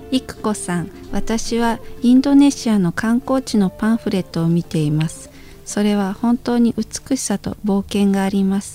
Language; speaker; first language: Japanese; non-native, fluent; Indonesian